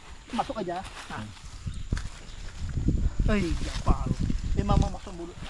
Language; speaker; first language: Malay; non-native, local second language; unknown